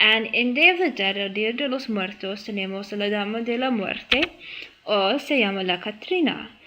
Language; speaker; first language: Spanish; non-native, learner; English